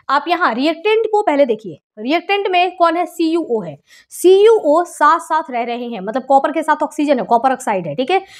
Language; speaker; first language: Hindi; native; Hindi